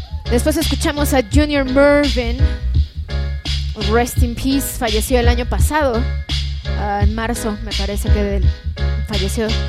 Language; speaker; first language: Spanish; native; Spanish